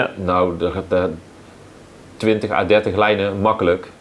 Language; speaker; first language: Dutch; native; Dutch